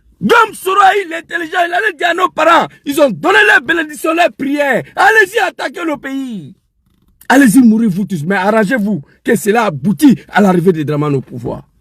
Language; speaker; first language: French; non-native, local second language; Dyula